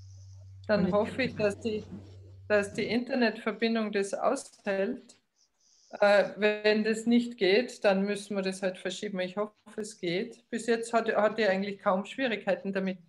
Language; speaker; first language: German; native; German